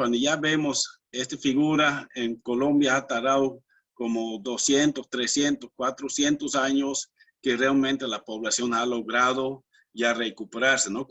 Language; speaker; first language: Spanish; non-native, fluent; Dutch